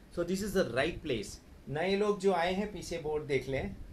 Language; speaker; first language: Hindi; non-native, local second language; Gujarati